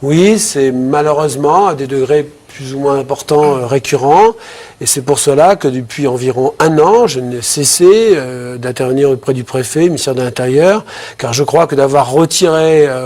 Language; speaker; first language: French; native; French